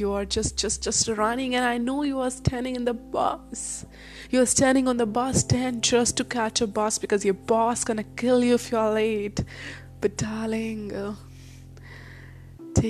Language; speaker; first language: English; non-native, local second language; Hindi